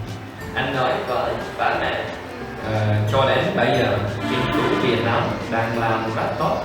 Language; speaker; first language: Vietnamese; non-native, learner; English